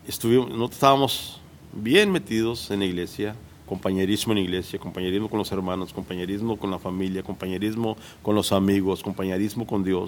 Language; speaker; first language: Spanish; native; Spanish